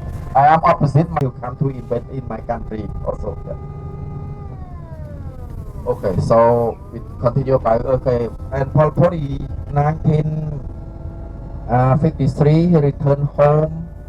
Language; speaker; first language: English; non-native, learner; Khmer